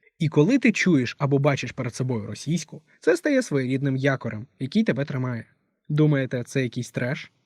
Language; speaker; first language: Ukrainian; non-native, local second language; Russian